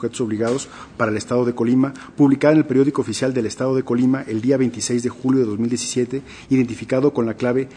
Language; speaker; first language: Spanish; native; Spanish